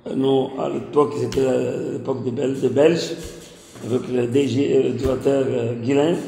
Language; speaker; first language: French; non-native, local second language; Lingala